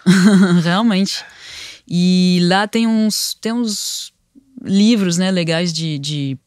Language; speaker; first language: Portuguese; non-native, fluent; French